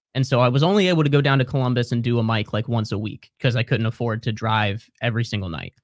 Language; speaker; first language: English; native; English